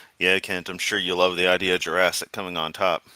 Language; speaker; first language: English; native; English